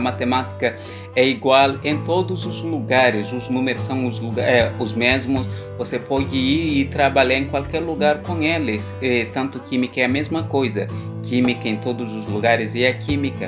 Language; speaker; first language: Portuguese; non-native, local second language; Upper Guinea Crioulo